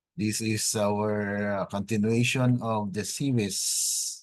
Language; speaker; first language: English; non-native, local second language; Filipino